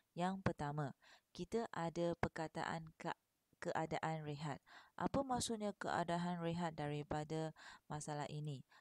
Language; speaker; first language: Malay; non-native, local second language; Chinese